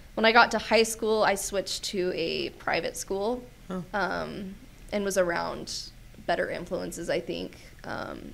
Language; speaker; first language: English; native; English